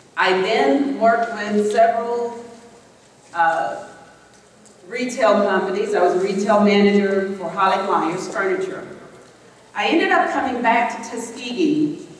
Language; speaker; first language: English; native; English